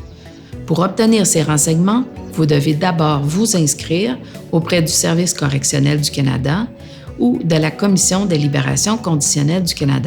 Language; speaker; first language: French; native; French